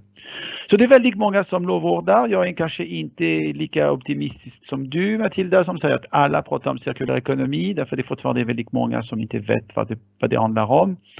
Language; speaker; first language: Swedish; non-native, fluent; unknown